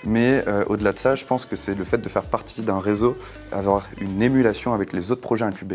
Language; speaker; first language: French; native; French